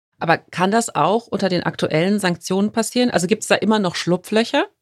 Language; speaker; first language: German; native; German